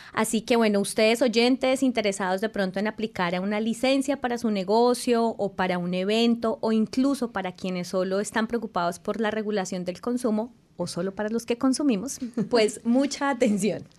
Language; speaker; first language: Spanish; native; Spanish